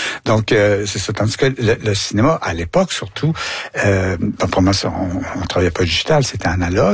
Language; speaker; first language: French; native; French